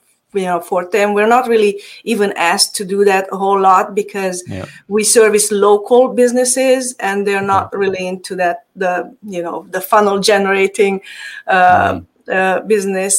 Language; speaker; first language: English; non-native, fluent; Hungarian